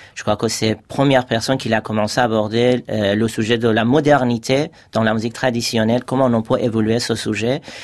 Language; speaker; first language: French; non-native, fluent; Persian